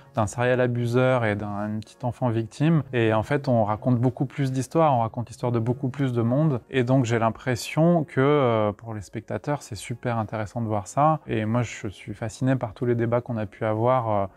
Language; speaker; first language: French; native; French